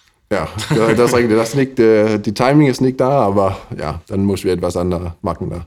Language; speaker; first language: German; non-native, fluent; Danish